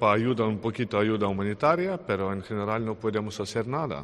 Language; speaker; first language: Spanish; non-native, learner; Ukrainian